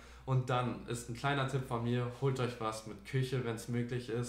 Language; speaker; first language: German; native; German